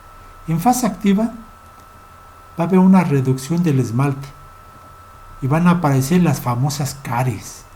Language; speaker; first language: Spanish; native; Spanish